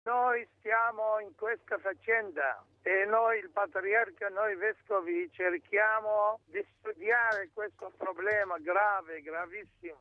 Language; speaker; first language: Italian; non-native, fluent; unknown